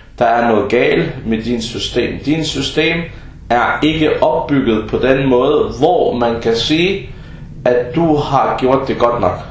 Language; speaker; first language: Danish; early bilingual, other home language; Arabic